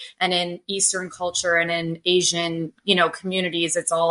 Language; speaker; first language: English; native; English